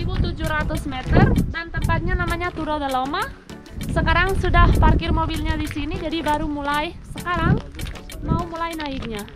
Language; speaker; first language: Indonesian; non-native, fluent; Spanish